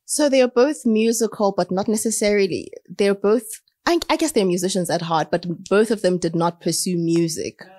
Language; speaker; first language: English; non-native, local second language; Southern Sotho